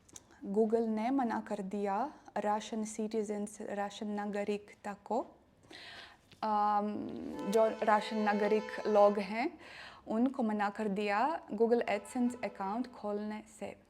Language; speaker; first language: Hindi; non-native, learner; Russian